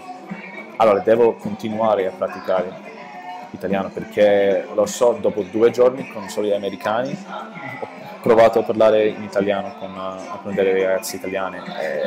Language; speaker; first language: Italian; non-native, learner; English